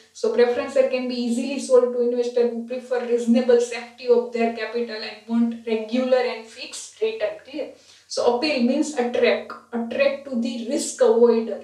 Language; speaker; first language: English; non-native, local second language; Gujarati